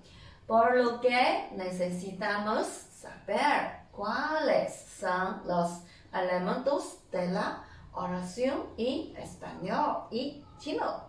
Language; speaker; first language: Spanish; non-native, learner; Chinese